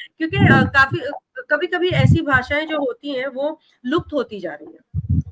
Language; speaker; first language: Hindi; non-native, local second language; Kachhi